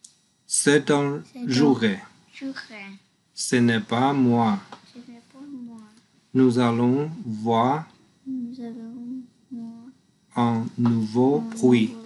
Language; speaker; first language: French; non-native, learner; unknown